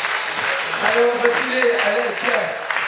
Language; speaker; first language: French; native; French